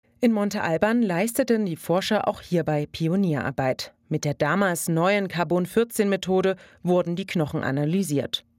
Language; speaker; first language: German; native; German